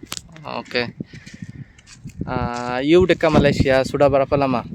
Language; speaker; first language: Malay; non-native, learner; Bangla